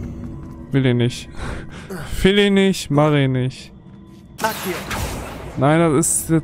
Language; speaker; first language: German; native; German